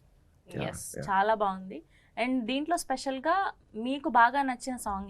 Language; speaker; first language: Telugu; native; Telugu